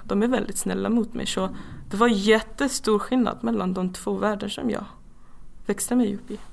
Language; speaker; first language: Swedish; non-native, fluent; Persian